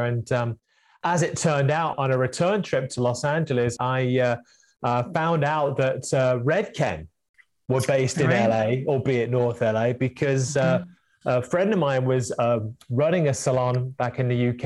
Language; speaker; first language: English; native; English